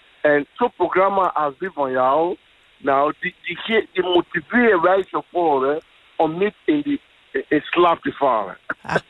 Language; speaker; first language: Dutch; non-native, fluent; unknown